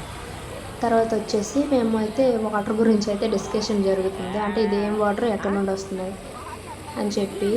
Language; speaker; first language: Telugu; native; Telugu